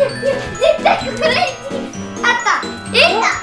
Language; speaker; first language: Japanese; native; Japanese